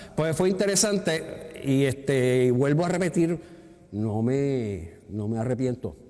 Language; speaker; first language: Spanish; native; Spanish